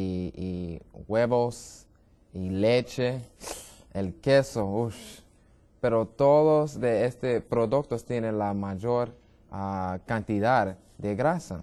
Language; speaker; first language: Spanish; non-native, learner; English